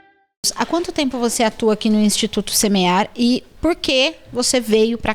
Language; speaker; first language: Portuguese; native; Portuguese